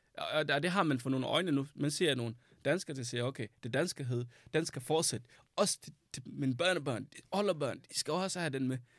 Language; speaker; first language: Danish; non-native, fluent; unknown